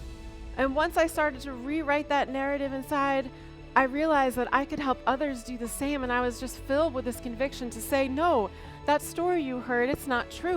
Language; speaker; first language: English; native; English